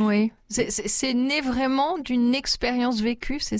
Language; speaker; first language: French; native; French